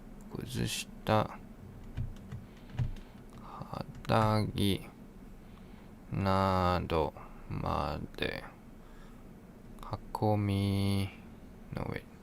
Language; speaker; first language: Japanese; non-native, learner; English